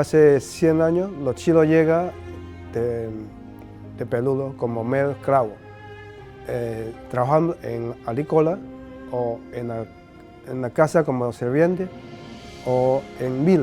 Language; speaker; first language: Spanish; non-native, learner; Chinese